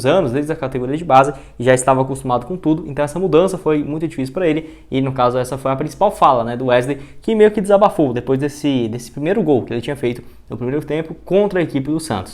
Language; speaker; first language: Portuguese; native; Portuguese